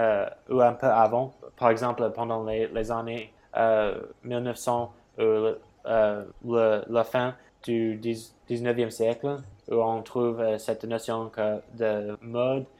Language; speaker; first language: French; non-native, fluent; English